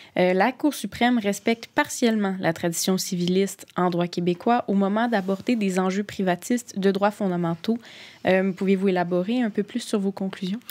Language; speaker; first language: French; native; French